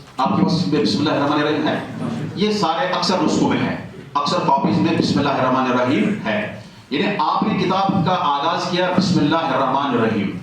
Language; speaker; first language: Urdu; non-native, local second language; Kashmiri